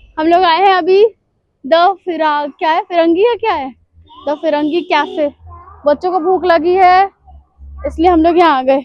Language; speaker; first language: Hindi; non-native, local second language; Bangla